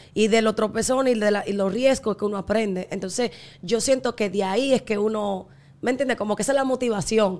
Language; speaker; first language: Spanish; early bilingual, heritage; Spanish